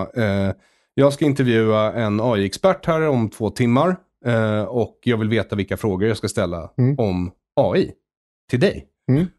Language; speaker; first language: Swedish; native; Swedish